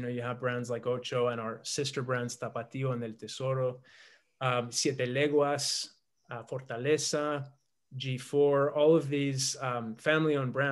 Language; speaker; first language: English; native; English